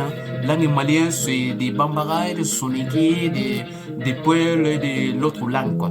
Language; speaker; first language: French; non-native, local second language; Soninke